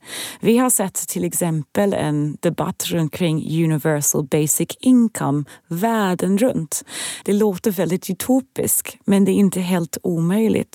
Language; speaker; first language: Swedish; non-native, fluent; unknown